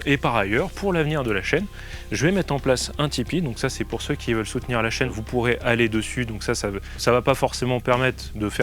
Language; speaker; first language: French; native; French